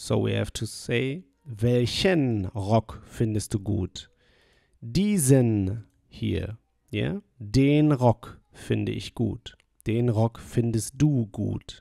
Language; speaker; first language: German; non-native, fluent; English